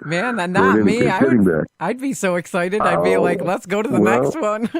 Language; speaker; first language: English; native; English